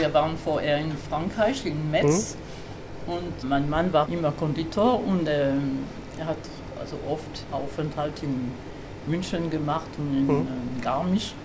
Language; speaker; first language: German; non-native, fluent; French